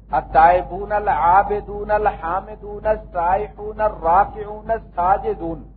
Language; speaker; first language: Urdu; native; Urdu